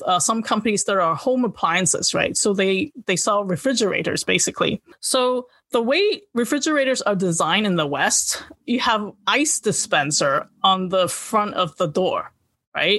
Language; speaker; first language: English; non-native, local second language; Cantonese